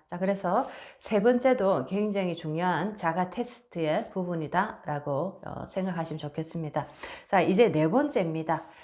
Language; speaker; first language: Korean; native; Korean